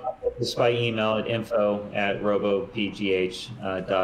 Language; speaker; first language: English; native; English